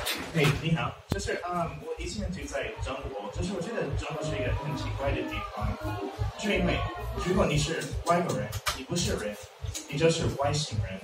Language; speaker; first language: Chinese; non-native, learner; English